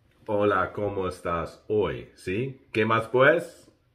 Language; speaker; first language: Spanish; non-native, learner; English